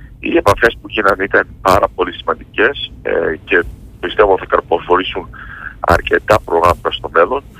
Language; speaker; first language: Greek; early bilingual, heritage; Greek